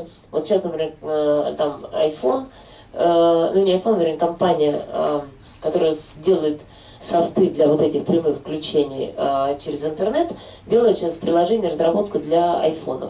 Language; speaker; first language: Russian; native; Russian